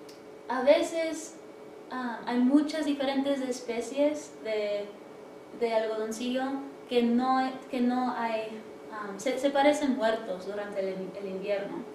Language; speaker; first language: Spanish; early bilingual, heritage; English